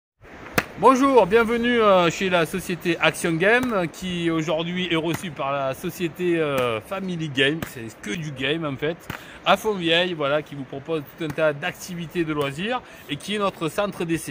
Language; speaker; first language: French; native; French